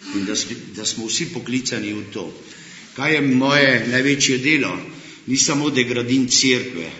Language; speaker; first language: Slovenian; early bilingual, heritage; Slovenian